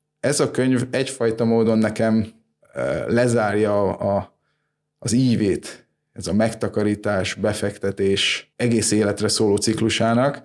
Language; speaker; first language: Hungarian; native; Hungarian